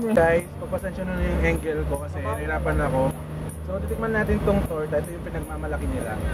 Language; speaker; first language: Filipino; native; Filipino